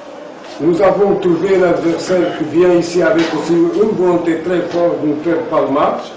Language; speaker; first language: French; non-native, fluent; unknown